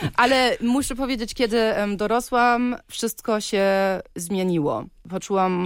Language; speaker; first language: Polish; early bilingual, heritage; Polish